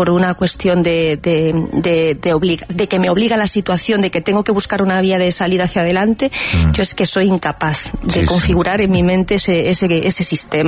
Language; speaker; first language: Spanish; native; Spanish